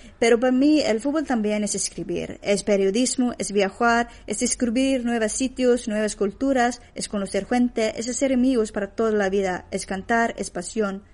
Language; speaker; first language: Spanish; non-native, fluent; Swedish